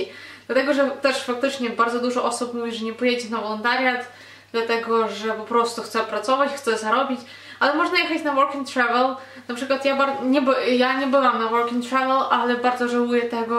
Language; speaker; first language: Polish; non-native, fluent; Ukrainian